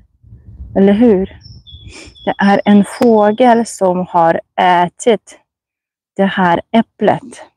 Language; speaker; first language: Swedish; non-native, fluent; Russian